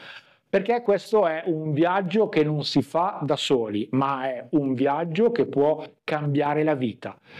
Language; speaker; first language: Italian; native; Italian